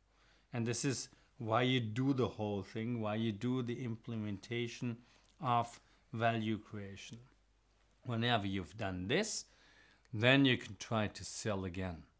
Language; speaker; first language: English; non-native, fluent; German